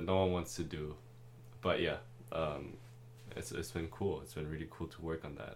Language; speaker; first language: English; non-native, local second language; German